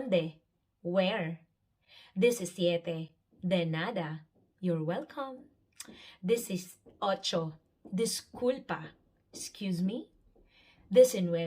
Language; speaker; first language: Spanish; non-native, learner; Filipino